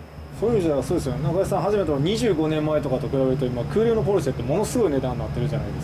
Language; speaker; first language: Japanese; native; Japanese